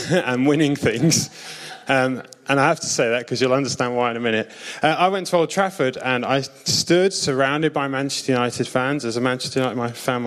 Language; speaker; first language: English; native; English